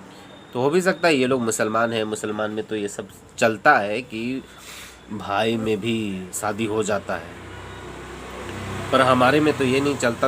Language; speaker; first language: Hindi; native; Hindi